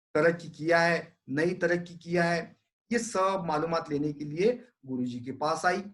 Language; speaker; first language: Hindi; non-native, local second language; Marathi